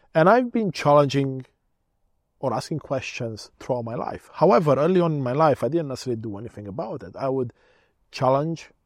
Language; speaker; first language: English; early bilingual, other home language; Romanian